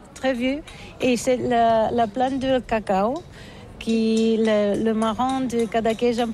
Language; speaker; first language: French; non-native, learner; Catalan